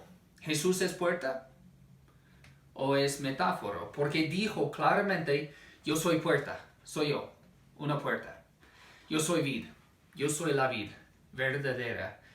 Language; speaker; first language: Spanish; non-native, fluent; English